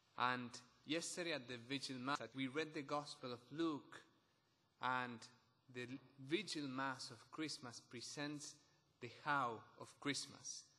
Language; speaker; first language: English; non-native, fluent; Spanish